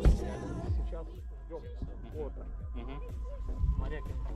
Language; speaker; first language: Russian; native; Russian